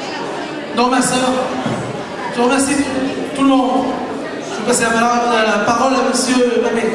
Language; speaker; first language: French; non-native, fluent; Portuguese